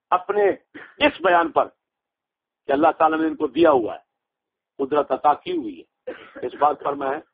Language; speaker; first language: Urdu; non-native, local second language; Punjabi